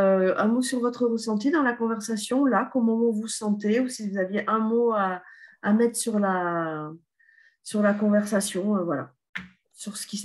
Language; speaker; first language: French; native; French